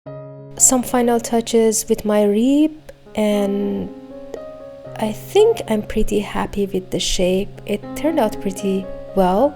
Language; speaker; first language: English; non-native, fluent; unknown